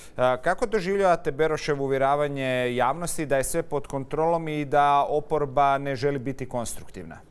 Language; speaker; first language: Croatian; native; Croatian